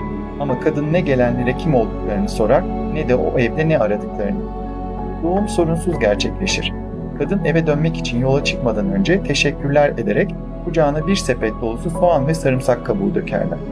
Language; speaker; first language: Turkish; native; Turkish